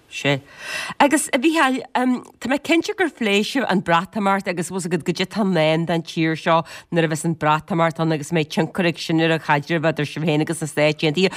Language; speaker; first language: Irish; native; Irish